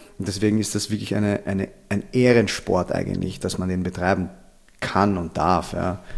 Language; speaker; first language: German; early bilingual, other home language; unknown